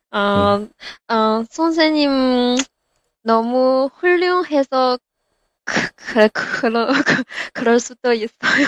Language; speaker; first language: Korean; non-native, learner; Chinese